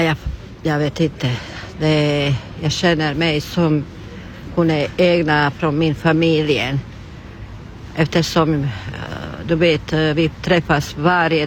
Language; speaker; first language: Swedish; non-native, learner; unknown